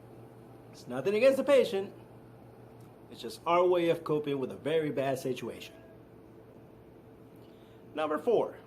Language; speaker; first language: English; native; English